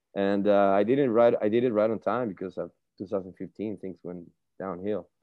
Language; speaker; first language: English; non-native, fluent; Spanish